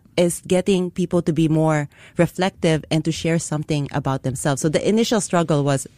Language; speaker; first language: English; non-native, local second language; Filipino